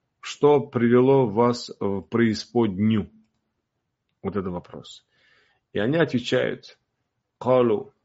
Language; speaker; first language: Russian; non-native, local second language; Uzbek